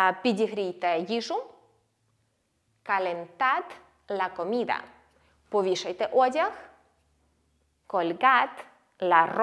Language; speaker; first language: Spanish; non-native, fluent; Ukrainian